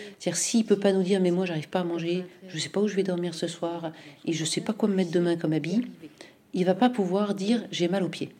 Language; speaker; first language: French; native; French